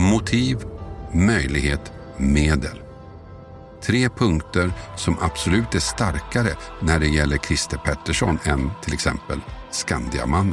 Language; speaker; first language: Swedish; native; Swedish